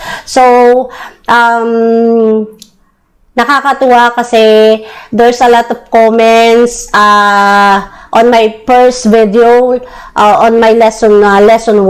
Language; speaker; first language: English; non-native, local second language; Filipino